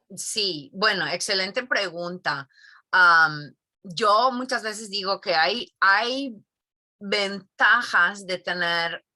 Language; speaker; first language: Spanish; non-native, fluent; English